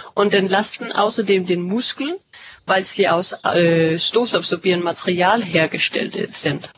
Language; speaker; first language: German; non-native, fluent; Danish